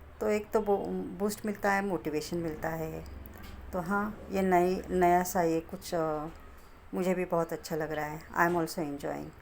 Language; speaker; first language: Hindi; non-native, local second language; Marathi